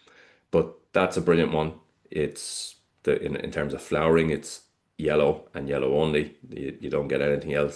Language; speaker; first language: English; native; English